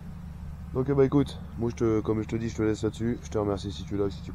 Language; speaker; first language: French; native; French